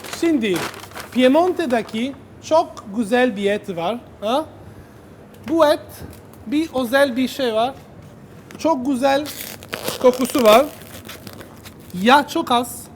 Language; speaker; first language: Turkish; non-native, learner; Italian